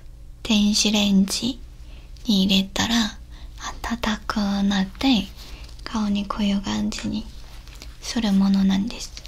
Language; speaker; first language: Japanese; non-native, learner; Korean